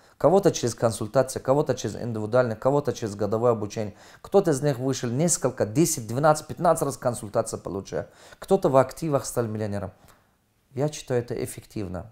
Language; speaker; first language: Russian; non-native, fluent; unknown